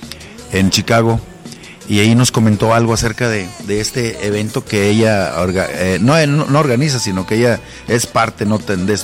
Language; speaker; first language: Spanish; native; Spanish